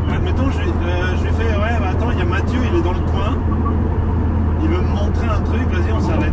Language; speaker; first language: French; native; French